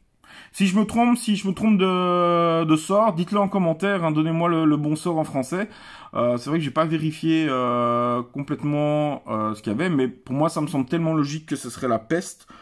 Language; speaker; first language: French; native; French